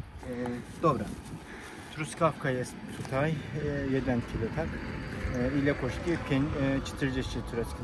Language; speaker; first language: Polish; non-native, learner; Turkish